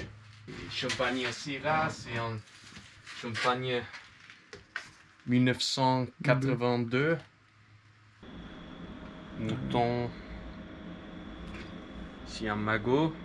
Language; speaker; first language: French; non-native, fluent; German